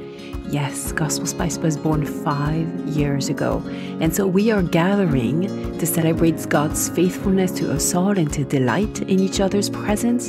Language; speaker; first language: English; non-native, fluent; French